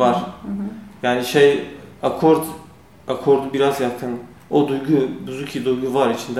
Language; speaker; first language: Turkish; non-native, learner; Kurdish